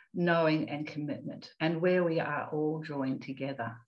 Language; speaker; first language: English; native; English